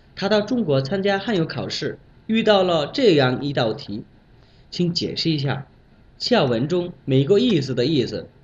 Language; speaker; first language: Chinese; non-native, fluent; Bangla